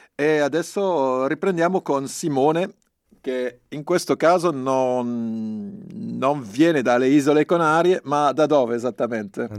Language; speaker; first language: Italian; non-native, fluent; Spanish